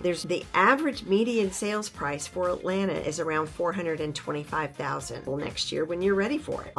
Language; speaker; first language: English; native; English